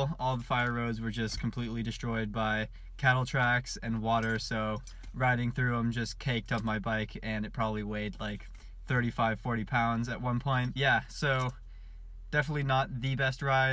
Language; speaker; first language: English; native; English